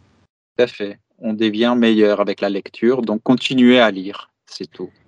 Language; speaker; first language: French; non-native, fluent; Greek